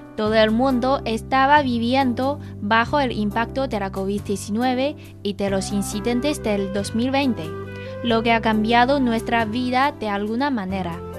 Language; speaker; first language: Spanish; non-native, fluent; Chinese